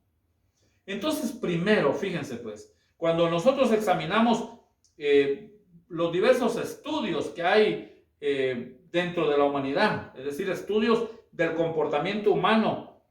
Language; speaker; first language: Spanish; native; Spanish